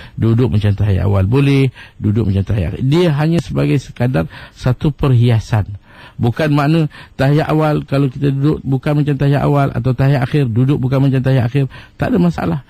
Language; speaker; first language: Malay; native; Malay